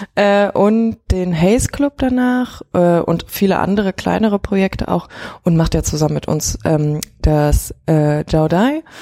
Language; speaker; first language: German; early bilingual, heritage; Chinese